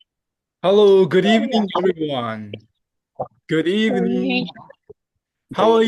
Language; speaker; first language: English; non-native, fluent; Burmese